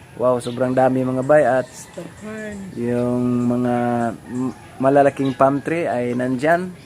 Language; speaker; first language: Filipino; non-native, local second language; Cebuano